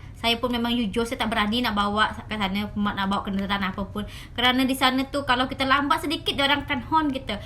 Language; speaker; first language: Malay; early bilingual, other home language; Indonesian